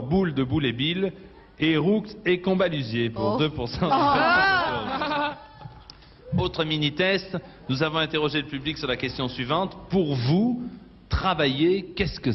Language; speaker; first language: French; native; French